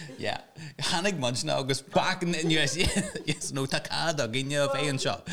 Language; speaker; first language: Irish; non-native, local second language; English